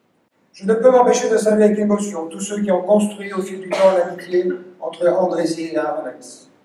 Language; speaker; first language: French; native; French